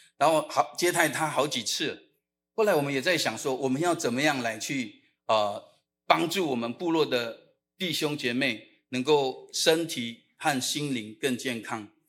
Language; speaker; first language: Chinese; non-native, local second language; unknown